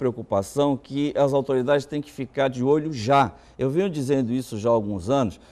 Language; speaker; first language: Portuguese; native; Portuguese